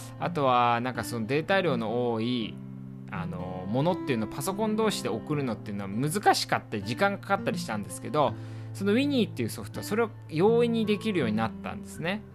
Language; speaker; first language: Japanese; native; Japanese